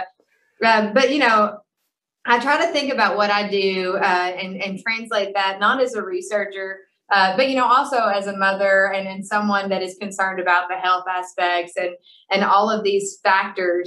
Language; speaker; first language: English; native; English